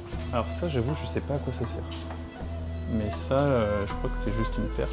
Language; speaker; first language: French; native; French